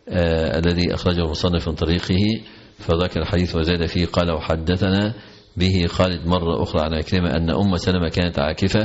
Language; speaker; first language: Arabic; native; Arabic